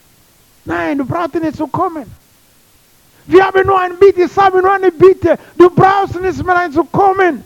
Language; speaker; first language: German; non-native, learner; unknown